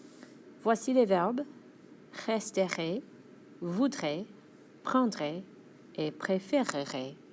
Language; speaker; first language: French; non-native, fluent; English